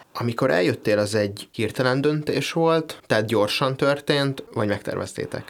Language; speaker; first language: Hungarian; native; Hungarian